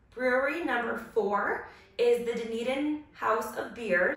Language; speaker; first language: English; native; English